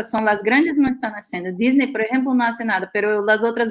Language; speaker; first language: Spanish; non-native, fluent; Portuguese